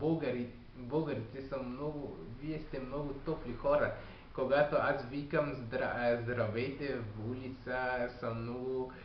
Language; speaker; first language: Bulgarian; non-native, learner; French